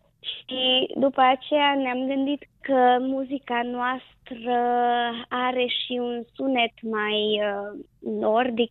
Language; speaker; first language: Romanian; non-native, local second language; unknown